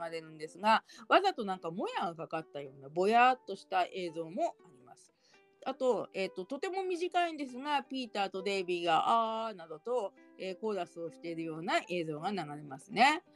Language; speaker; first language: Japanese; native; Japanese